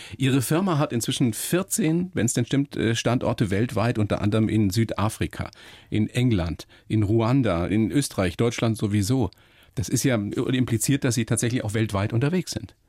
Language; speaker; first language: German; native; German